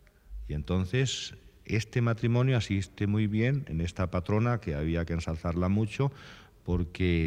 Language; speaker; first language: Spanish; native; Spanish